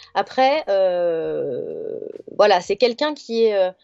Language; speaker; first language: French; native; French